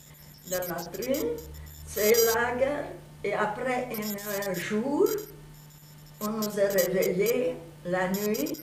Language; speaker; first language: French; non-native, fluent; Hungarian